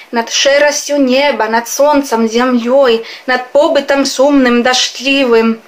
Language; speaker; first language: Belarusian; non-native, fluent; Spanish